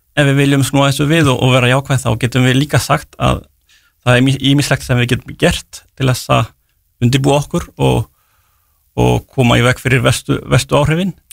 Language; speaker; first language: Icelandic; non-native, fluent; French